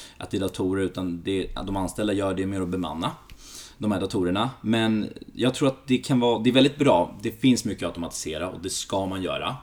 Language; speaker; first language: Swedish; early bilingual, other home language; Greek